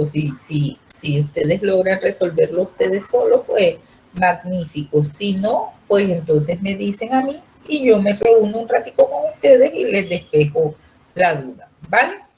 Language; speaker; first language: Spanish; native; Spanish